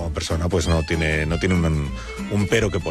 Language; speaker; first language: Spanish; native; Spanish